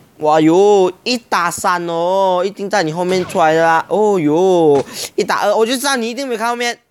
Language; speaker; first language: Chinese; native; Chinese